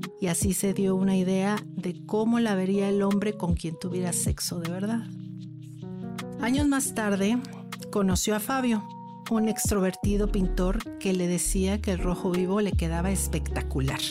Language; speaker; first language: Spanish; native; Spanish